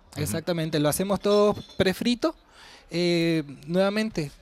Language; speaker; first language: Spanish; native; Spanish